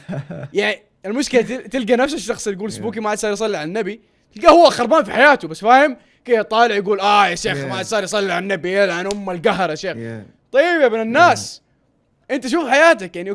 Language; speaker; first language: Arabic; native; Arabic